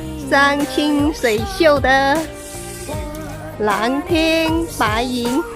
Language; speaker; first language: Chinese; non-native, local second language; Cantonese